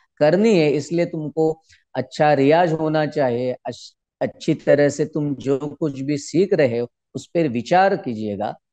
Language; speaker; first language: Hindi; non-native, local second language; Konkani